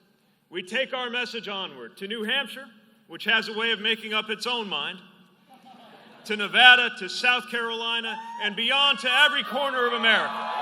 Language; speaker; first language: English; native; English